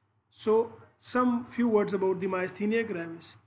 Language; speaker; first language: English; non-native, local second language; Urdu